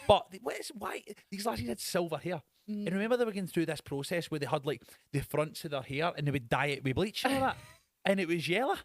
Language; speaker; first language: English; native; English